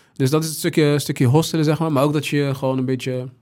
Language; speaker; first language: Dutch; native; Dutch